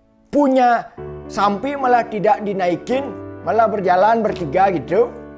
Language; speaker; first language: Indonesian; non-native, local second language; Balinese